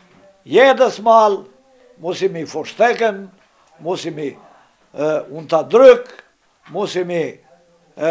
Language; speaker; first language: German; non-native, learner; Romany